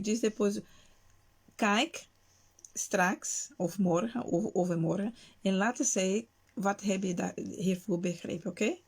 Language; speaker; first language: Dutch; non-native, learner; Portuguese